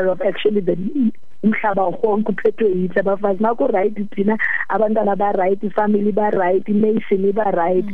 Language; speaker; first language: English; non-native, local second language; Xhosa